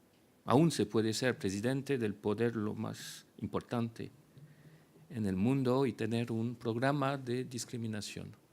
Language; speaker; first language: Spanish; non-native, fluent; French